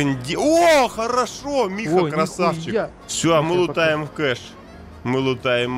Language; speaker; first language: Russian; native; Russian